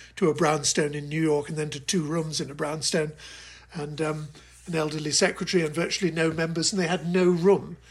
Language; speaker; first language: English; native; English